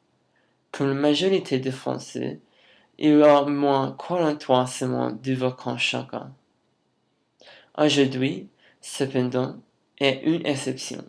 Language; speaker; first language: French; non-native, learner; English